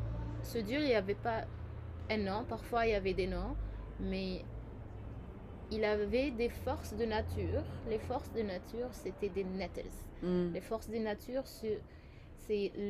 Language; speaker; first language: French; non-native, fluent; Arabic